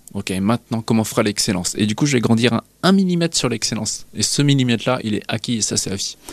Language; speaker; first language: French; native; French